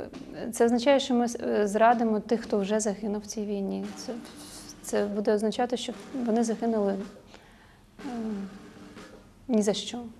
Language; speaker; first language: Ukrainian; non-native, local second language; Russian